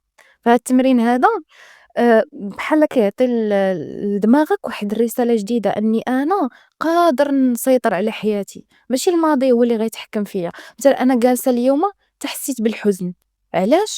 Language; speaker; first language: Arabic; native; Arabic